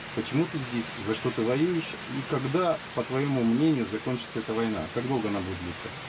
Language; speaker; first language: Russian; native; Russian